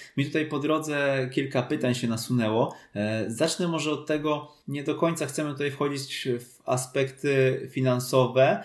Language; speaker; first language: Polish; native; Polish